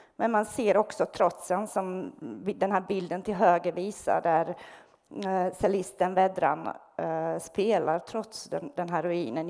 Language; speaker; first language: Swedish; non-native, fluent; Bosnian